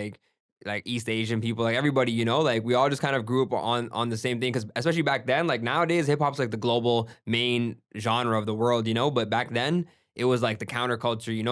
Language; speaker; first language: English; early bilingual, other home language; Gujarati